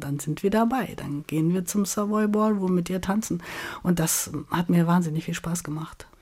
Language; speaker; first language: German; native; German